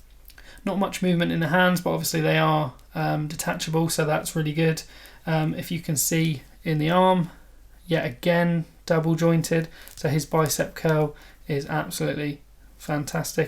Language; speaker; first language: English; native; English